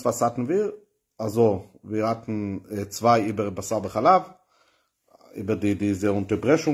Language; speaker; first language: German; non-native, fluent; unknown